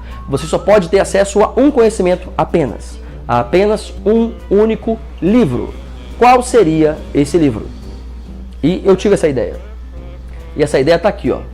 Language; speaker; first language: Portuguese; native; Portuguese